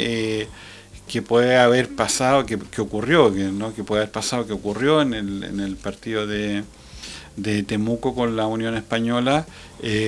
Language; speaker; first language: Spanish; native; Spanish